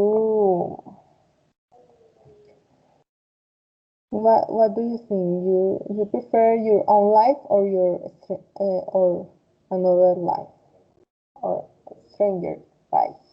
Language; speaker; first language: English; non-native, fluent; Spanish